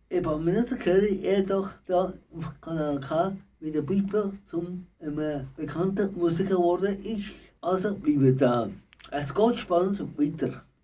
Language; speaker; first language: German; native; German